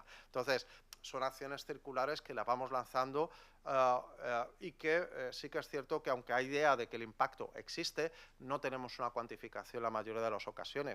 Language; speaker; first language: Spanish; native; Spanish